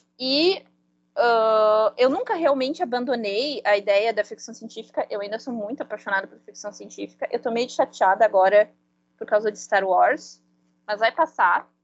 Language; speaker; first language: Portuguese; non-native, fluent; Spanish